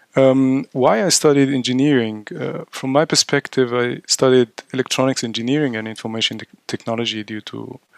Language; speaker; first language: English; non-native, fluent; Arabic